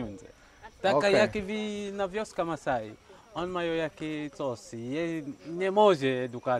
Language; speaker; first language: Polish; non-native, learner; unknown